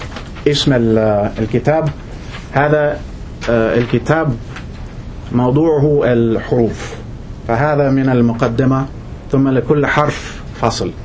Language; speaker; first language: Arabic; non-native, fluent; English